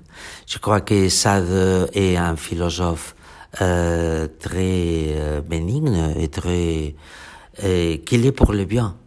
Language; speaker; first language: French; non-native, fluent; Catalan